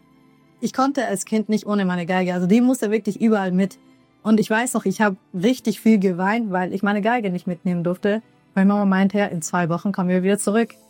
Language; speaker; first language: German; early bilingual, other home language; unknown